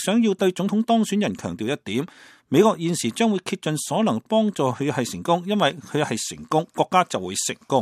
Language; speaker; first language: Chinese; non-native, local second language; Cantonese